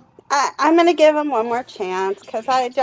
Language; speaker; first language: English; native; English